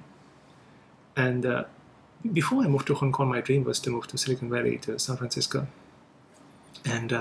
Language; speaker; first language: English; non-native, fluent; Russian